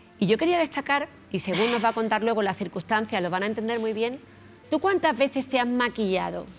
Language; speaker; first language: Spanish; native; Spanish